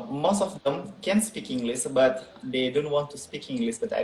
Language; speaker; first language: English; non-native, local second language; Indonesian